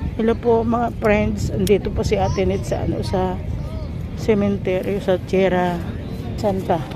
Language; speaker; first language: Filipino; non-native, local second language; Waray